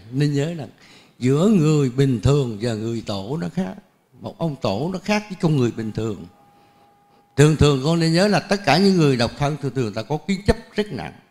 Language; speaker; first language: Vietnamese; native; Vietnamese